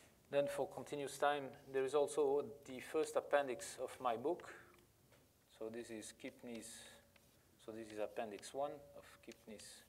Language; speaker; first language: English; non-native, fluent; Portuguese